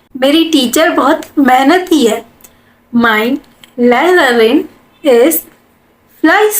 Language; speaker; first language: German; non-native, learner; Hindi